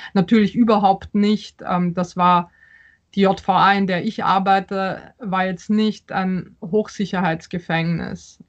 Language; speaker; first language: German; early bilingual, other home language; Polish